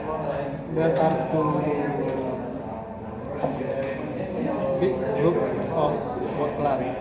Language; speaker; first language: English; non-native, learner; Indonesian